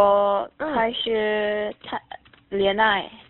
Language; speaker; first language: Chinese; non-native, learner; Korean